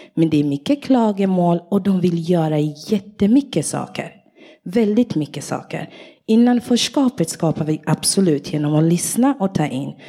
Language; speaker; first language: Swedish; early bilingual, other home language; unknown